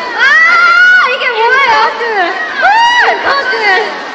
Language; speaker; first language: Korean; non-native, fluent; Japanese